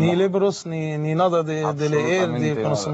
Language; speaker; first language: Spanish; non-native, fluent; Arabic